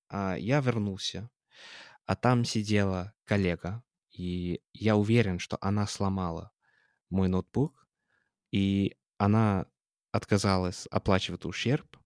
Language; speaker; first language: Russian; non-native, fluent; English